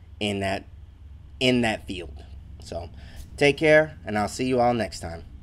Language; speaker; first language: English; native; English